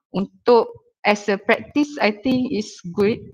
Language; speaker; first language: English; non-native, local second language; Malay